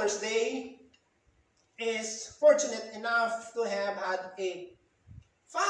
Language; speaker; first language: English; non-native, local second language; Filipino